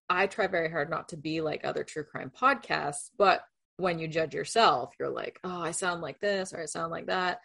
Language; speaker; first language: English; non-native, fluent; Spanish